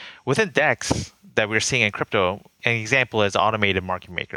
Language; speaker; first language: English; native; English